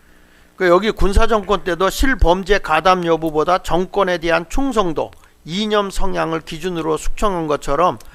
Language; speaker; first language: Korean; native; Korean